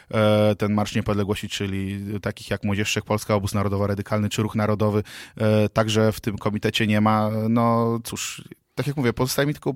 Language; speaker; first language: Polish; native; Polish